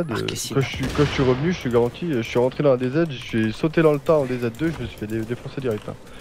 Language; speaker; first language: French; native; French